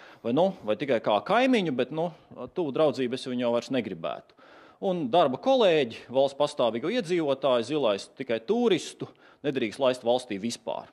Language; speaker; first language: Latvian; native; Latvian